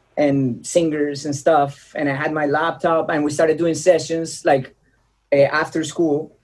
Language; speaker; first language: English; non-native, fluent; Spanish